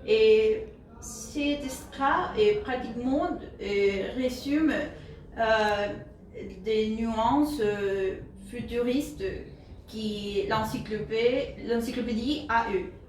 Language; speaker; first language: French; non-native, learner; Spanish